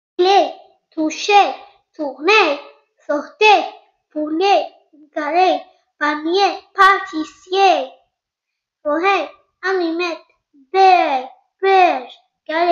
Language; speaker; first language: French; non-native, local second language; Arabic